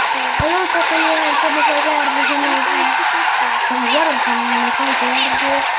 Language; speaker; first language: Italian; native; Italian